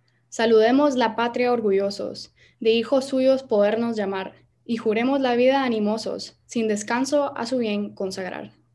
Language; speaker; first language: Spanish; native; Spanish